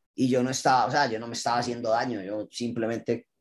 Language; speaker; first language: Spanish; native; Spanish